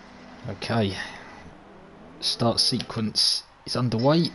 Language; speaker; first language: English; native; English